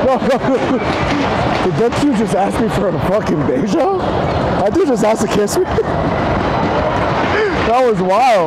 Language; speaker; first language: English; native; English